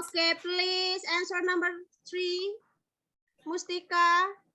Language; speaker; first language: English; non-native, fluent; Indonesian